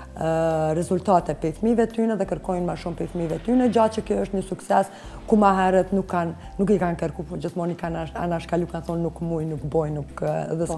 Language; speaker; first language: Albanian; native; Albanian